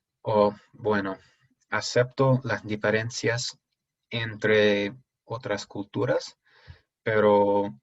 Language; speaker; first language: Spanish; non-native, fluent; English